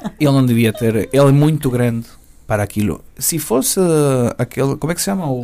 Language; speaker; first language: Portuguese; early bilingual, heritage; Portuguese